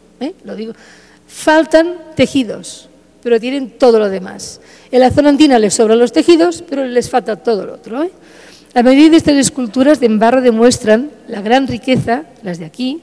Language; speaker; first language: Spanish; native; Spanish